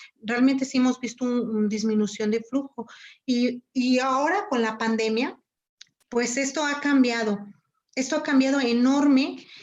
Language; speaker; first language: Spanish; native; Spanish